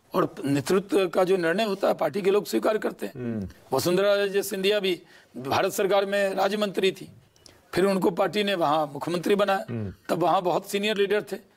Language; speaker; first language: Hindi; native; Hindi